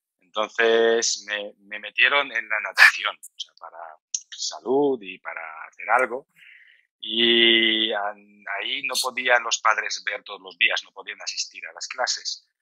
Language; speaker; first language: Spanish; non-native, fluent; Georgian